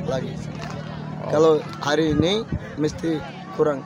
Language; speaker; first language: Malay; non-native, learner; Rohingya